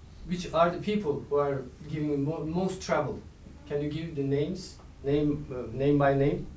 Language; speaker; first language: English; non-native, fluent; Turkish